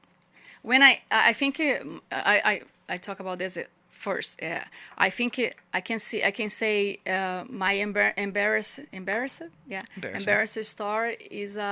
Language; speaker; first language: English; non-native, learner; Portuguese